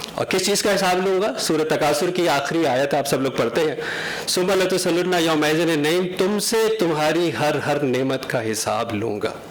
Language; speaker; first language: Urdu; native; Urdu